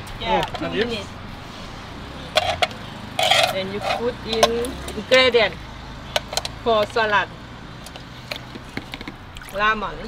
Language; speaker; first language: English; non-native, learner; Thai